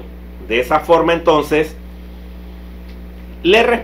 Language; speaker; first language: Spanish; native; Spanish